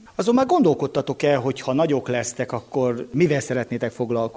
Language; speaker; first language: Hungarian; native; Hungarian